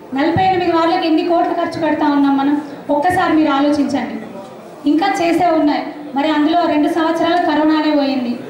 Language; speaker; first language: Telugu; native; Telugu